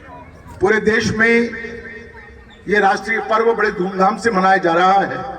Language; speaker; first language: Hindi; native; Hindi